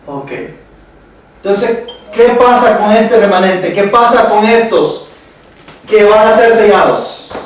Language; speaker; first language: Spanish; native; Spanish